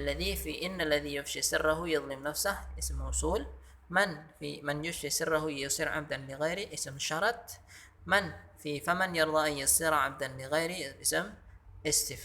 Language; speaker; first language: Arabic; non-native, fluent; Indonesian